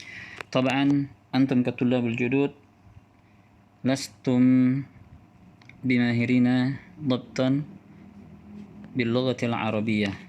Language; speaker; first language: Arabic; non-native, fluent; Indonesian